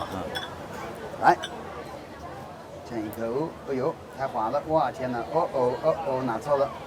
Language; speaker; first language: Chinese; non-native, fluent; English